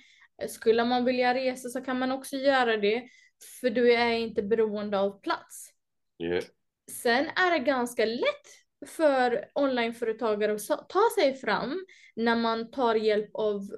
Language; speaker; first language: Swedish; native; Swedish